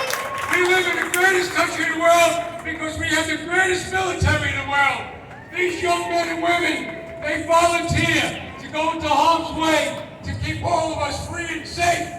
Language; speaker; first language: English; native; English